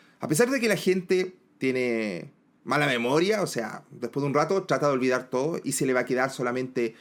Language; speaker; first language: Spanish; native; Spanish